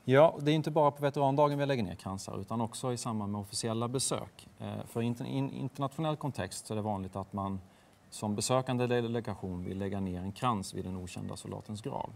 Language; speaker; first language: Swedish; native; Swedish